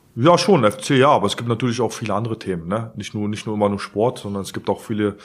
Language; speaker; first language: German; native; German